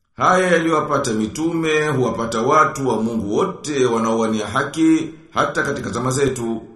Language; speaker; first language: Swahili; native; Swahili